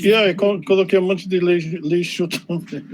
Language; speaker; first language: Portuguese; non-native, fluent; English